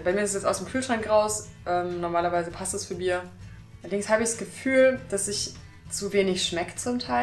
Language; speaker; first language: German; native; German